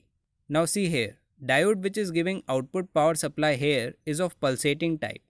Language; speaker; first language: English; non-native, local second language; Hindi